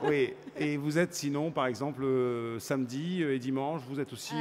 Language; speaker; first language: French; native; French